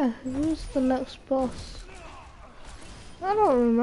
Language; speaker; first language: English; native; English